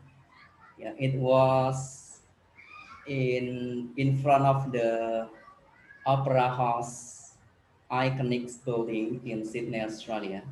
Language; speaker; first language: English; non-native, learner; Indonesian